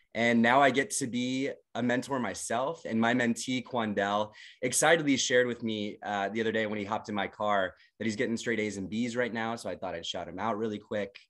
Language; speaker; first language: English; native; English